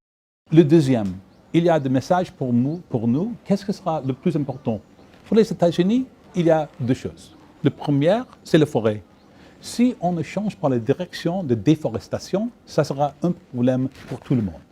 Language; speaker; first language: French; non-native, fluent; English